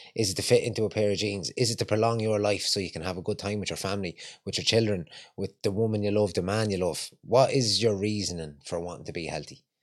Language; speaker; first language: English; native; English